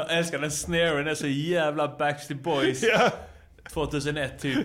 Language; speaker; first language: Swedish; native; Swedish